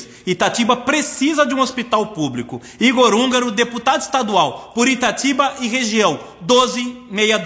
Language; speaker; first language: Portuguese; native; Portuguese